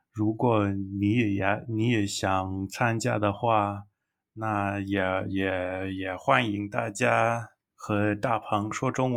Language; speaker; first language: Chinese; non-native, learner; English